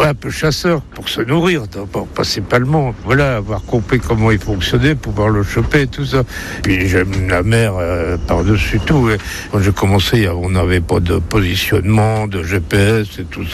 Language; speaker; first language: French; native; French